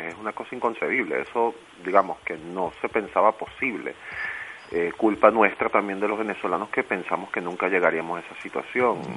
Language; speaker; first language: Spanish; native; Spanish